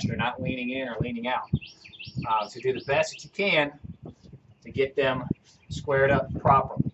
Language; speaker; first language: English; native; English